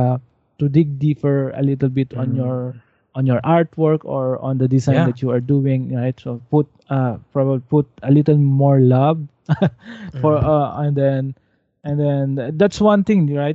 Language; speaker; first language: English; non-native, local second language; Filipino